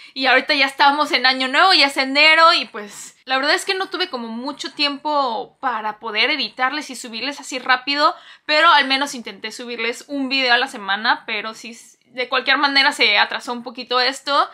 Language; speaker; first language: Spanish; non-native, fluent; Korean